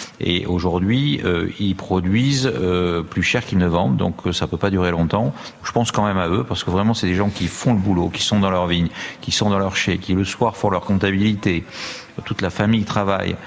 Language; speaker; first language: French; native; French